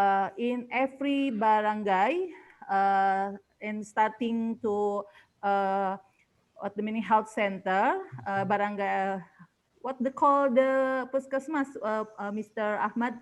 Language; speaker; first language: English; non-native, learner; Indonesian